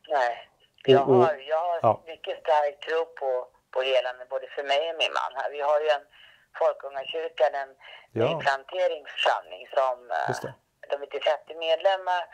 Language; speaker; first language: Swedish; native; Swedish